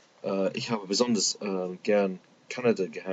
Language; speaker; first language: German; non-native, fluent; English